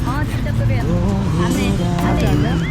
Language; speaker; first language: Korean; non-native, learner; Vietnamese